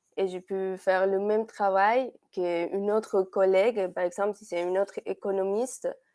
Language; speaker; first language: French; non-native, fluent; Spanish